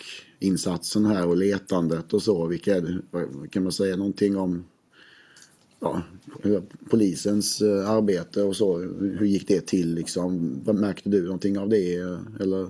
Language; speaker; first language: Swedish; native; Swedish